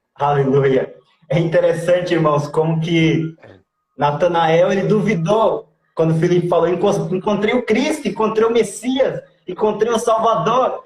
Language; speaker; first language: Portuguese; native; Portuguese